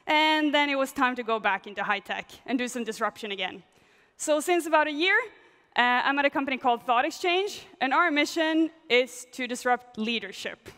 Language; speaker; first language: English; non-native, fluent; Swedish